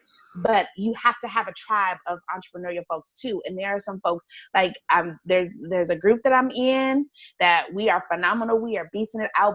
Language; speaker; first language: English; native; English